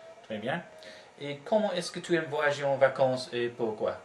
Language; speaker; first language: French; non-native, fluent; English